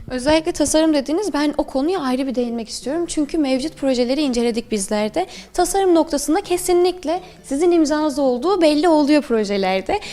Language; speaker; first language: Turkish; native; Turkish